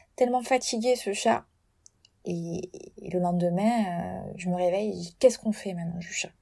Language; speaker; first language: French; native; French